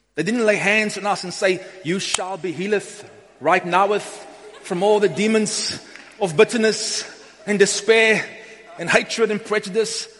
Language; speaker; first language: English; non-native, local second language; Afrikaans